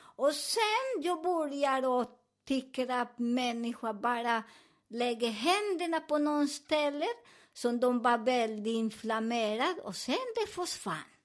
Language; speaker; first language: Swedish; non-native, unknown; Spanish